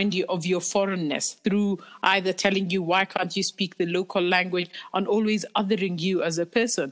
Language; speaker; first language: English; non-native, local second language; Somali